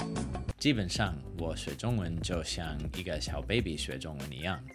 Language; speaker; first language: Chinese; non-native, fluent; English